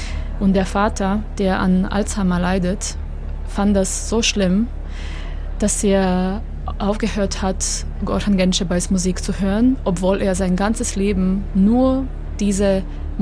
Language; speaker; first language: German; non-native, fluent; Croatian